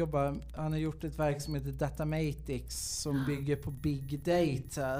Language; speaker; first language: Swedish; native; Swedish